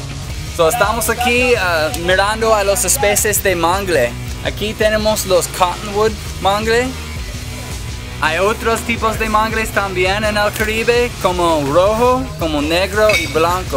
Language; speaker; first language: Spanish; early bilingual, heritage; English